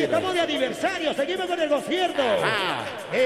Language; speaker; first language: Spanish; native; Spanish